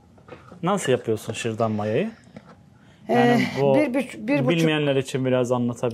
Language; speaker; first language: Turkish; native; Turkish